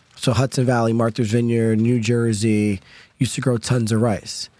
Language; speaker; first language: English; native; English